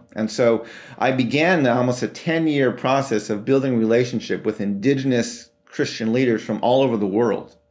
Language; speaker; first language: English; native; English